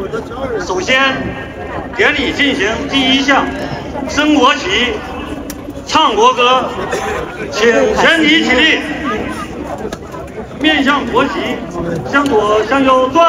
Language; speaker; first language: Chinese; native; Chinese